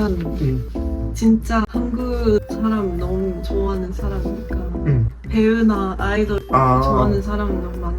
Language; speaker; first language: Korean; non-native, fluent; Japanese